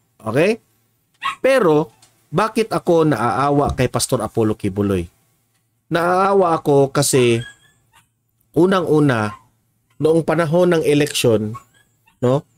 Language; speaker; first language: Filipino; native; Filipino